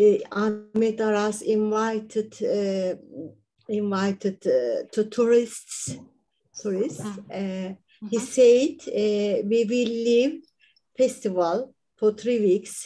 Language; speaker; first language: English; non-native, learner; Turkish